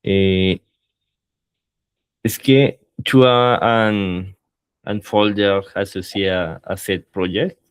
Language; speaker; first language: French; non-native, learner; Spanish